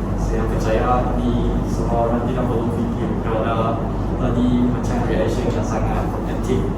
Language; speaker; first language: Malay; non-native, local second language; Chinese